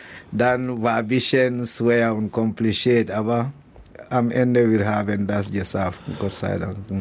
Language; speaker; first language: German; non-native, learner; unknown